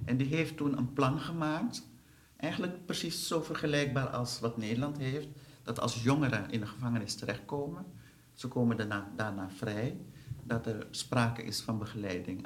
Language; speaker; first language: Dutch; non-native, local second language; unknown